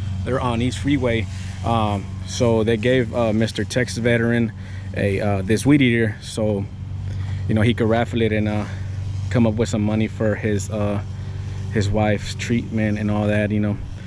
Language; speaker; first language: English; early bilingual, other home language; Spanish